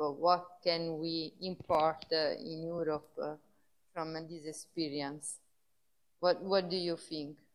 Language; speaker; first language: English; non-native, fluent; Italian